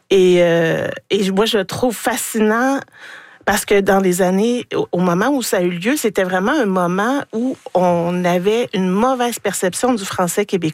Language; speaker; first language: French; native; French